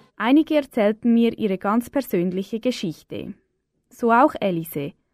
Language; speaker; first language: German; native; German